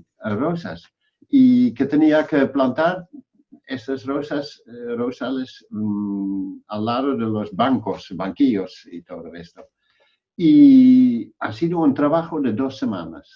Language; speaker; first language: Spanish; non-native, fluent; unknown